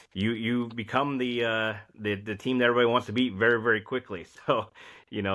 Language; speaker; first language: English; native; English